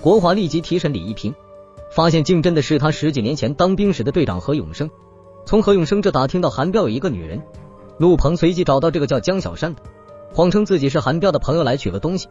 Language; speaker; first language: Chinese; native; Chinese